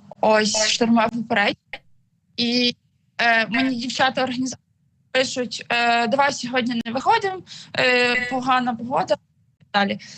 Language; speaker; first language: Ukrainian; native; Ukrainian